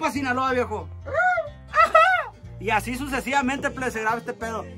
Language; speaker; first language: Spanish; native; Spanish